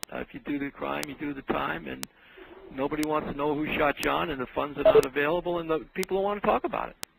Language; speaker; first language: English; native; English